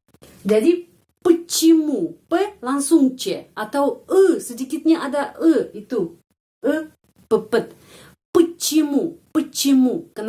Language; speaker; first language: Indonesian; non-native, fluent; Russian